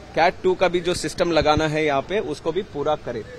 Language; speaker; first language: Hindi; non-native, local second language; Telugu